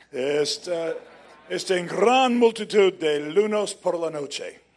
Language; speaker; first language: Spanish; non-native, learner; English